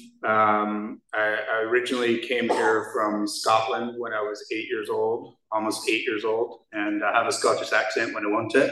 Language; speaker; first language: English; native; English